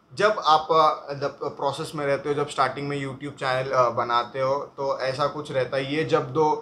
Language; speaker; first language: Hindi; non-native, local second language; Marathi